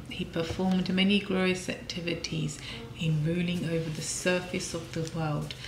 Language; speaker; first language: English; native; English